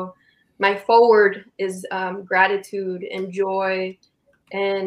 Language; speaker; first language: English; native; English